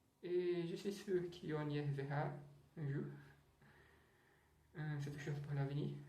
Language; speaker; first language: French; non-native, learner; Portuguese